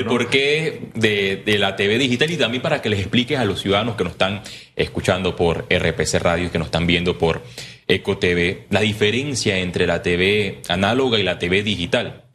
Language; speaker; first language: Spanish; native; Spanish